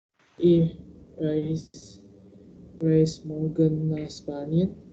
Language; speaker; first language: German; non-native, learner; Indonesian